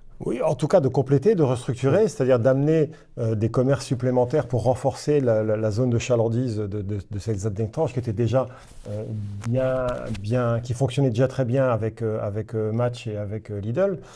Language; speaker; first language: French; native; French